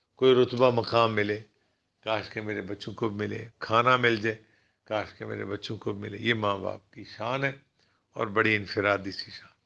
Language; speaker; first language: Urdu; non-native, local second language; Punjabi